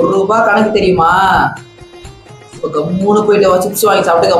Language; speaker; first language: Tamil; native; Tamil